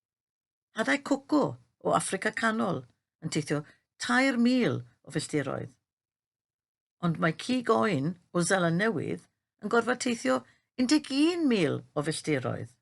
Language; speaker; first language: Welsh; native; Welsh